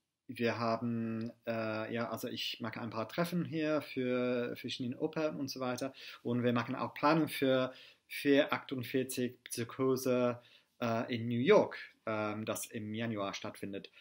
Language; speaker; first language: German; non-native, fluent; English